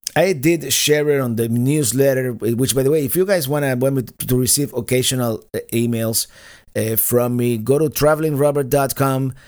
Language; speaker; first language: English; non-native, fluent; Spanish